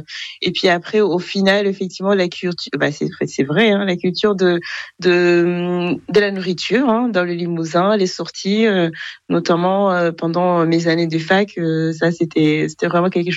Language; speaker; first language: French; non-native, local second language; Kinyarwanda